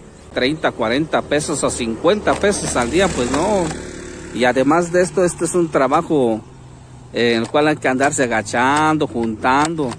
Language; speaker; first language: Spanish; native; Spanish